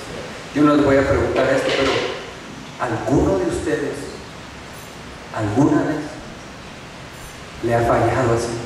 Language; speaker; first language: Spanish; native; Spanish